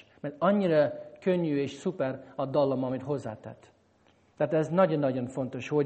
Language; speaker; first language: Hungarian; non-native, fluent; English